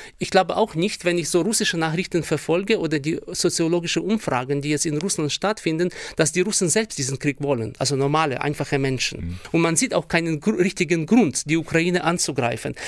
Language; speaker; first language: German; non-native, fluent; Ukrainian